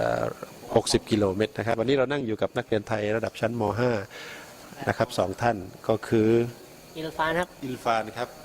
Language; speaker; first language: Thai; native; Thai